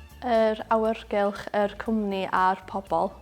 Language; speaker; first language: Welsh; non-native, local second language; English